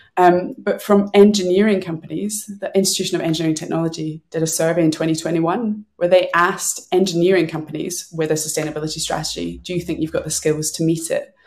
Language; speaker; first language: English; native; English